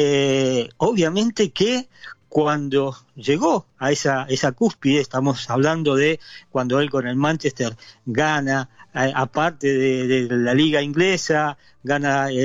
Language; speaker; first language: Spanish; native; Spanish